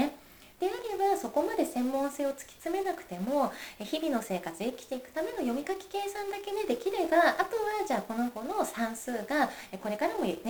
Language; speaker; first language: Japanese; native; Japanese